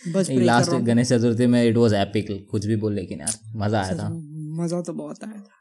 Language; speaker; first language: Hindi; non-native, local second language; Marathi